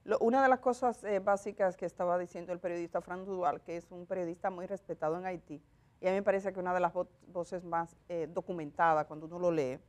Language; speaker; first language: Spanish; native; Spanish